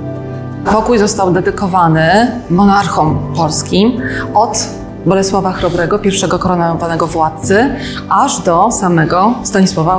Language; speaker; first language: Polish; native; Polish